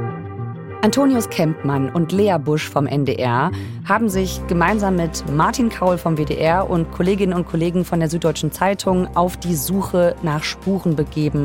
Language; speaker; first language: German; native; German